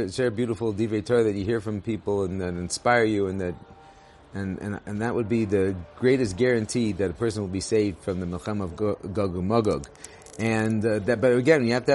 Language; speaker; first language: English; native; English